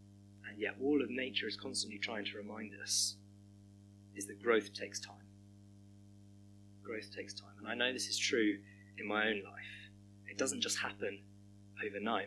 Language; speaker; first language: English; native; English